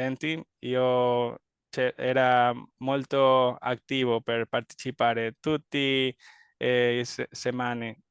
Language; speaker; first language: Italian; non-native, learner; Spanish